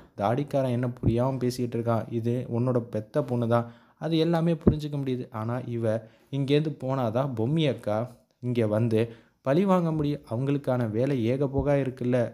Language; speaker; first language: Tamil; native; Tamil